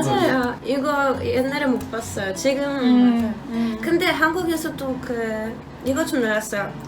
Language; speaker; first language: Korean; non-native, learner; Polish